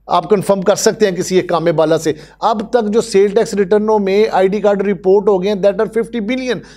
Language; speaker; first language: Urdu; native; Urdu